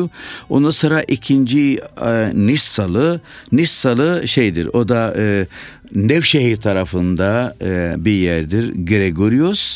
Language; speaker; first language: Turkish; non-native, local second language; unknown